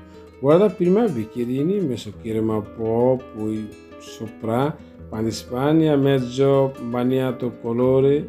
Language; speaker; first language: Italian; non-native, learner; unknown